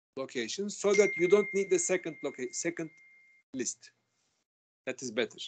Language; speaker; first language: English; non-native, fluent; Turkish